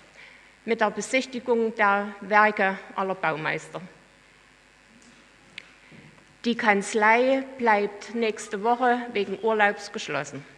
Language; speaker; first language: German; native; German